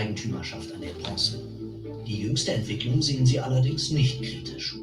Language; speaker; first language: German; native; German